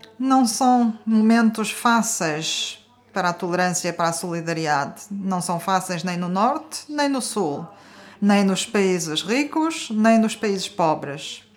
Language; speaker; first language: Portuguese; non-native, fluent; Norwegian